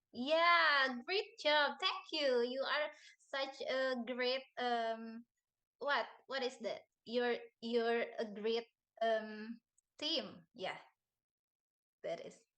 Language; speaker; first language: English; non-native, learner; Indonesian